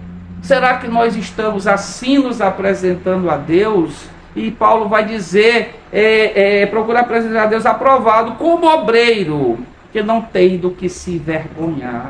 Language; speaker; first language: Portuguese; native; Portuguese